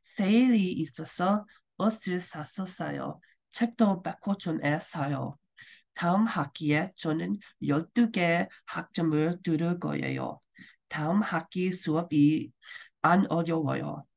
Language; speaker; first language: Korean; non-native, learner; English